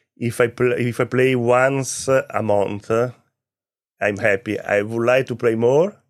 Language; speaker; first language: English; non-native, learner; Italian